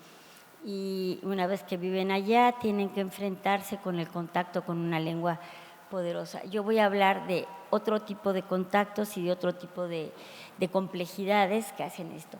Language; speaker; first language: Spanish; native; Spanish